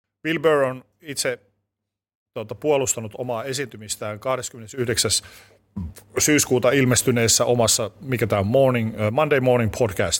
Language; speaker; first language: Finnish; native; Finnish